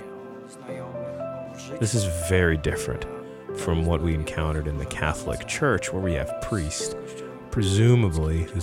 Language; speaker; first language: English; non-native, fluent; Polish